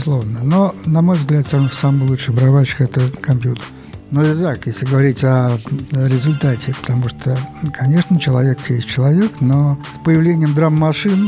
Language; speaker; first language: Russian; native; Russian